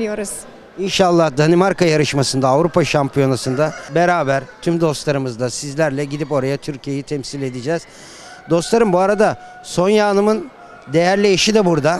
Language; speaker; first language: Turkish; native; Turkish